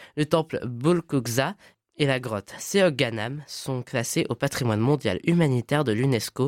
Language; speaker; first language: French; native; French